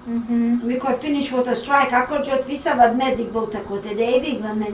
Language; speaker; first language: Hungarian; early bilingual, heritage; Hungarian